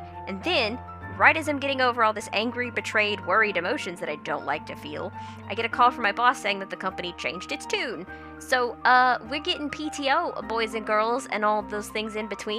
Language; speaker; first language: English; native; English